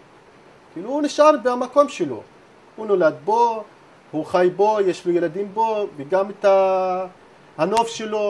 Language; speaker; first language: Hebrew; non-native, local second language; Arabic